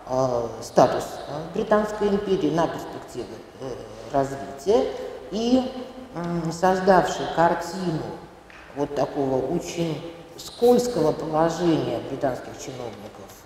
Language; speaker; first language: Russian; native; Russian